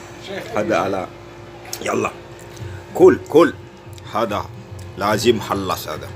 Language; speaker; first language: Arabic; non-native, learner; Indonesian